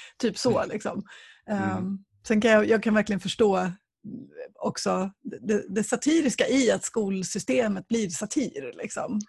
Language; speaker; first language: Swedish; native; Swedish